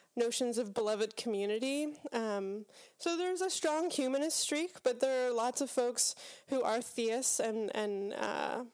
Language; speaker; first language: English; native; English